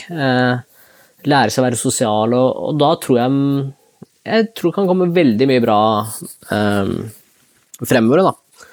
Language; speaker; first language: Norwegian; early bilingual, other home language; Spanish